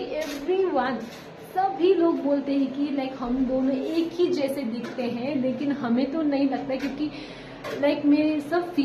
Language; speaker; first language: Hindi; non-native, local second language; Nepali